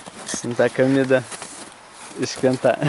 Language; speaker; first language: Portuguese; non-native, learner; Russian